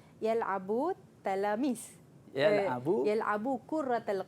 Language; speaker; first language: Arabic; non-native, learner; Malay